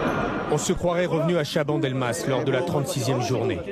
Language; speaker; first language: French; native; French